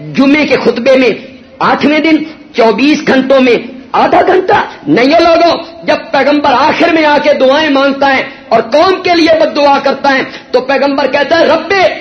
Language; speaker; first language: Urdu; non-native, local second language; Punjabi